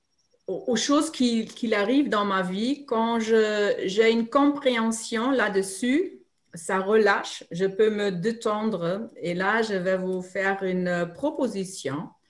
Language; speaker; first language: French; non-native, fluent; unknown